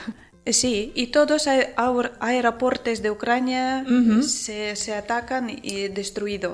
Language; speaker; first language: Spanish; non-native, learner; Ukrainian